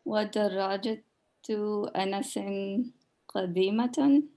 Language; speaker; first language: Arabic; non-native, learner; English